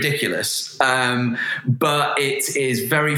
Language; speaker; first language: English; native; English